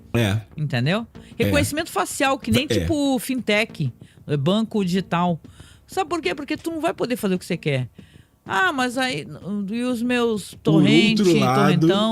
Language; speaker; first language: Portuguese; native; Portuguese